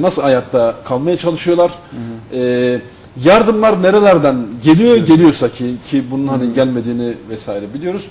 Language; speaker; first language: Turkish; native; Turkish